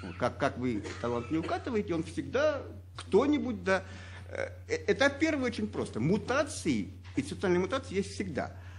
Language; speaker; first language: Russian; native; Russian